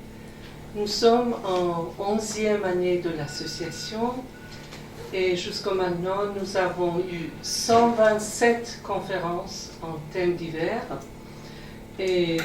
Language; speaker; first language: French; non-native, fluent; Persian